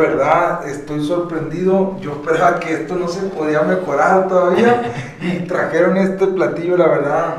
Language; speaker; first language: Spanish; native; Spanish